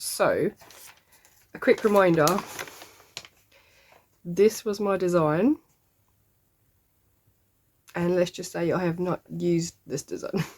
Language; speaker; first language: English; native; English